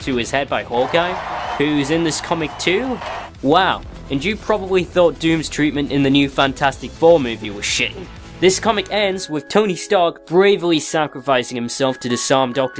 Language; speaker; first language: English; native; English